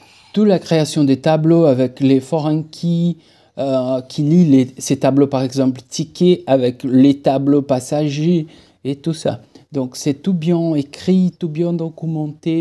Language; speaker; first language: French; non-native, fluent; Portuguese